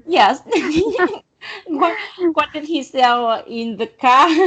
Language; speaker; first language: English; non-native, learner; Vietnamese